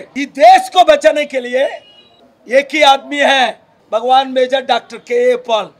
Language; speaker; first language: Hindi; non-native, local second language; Telugu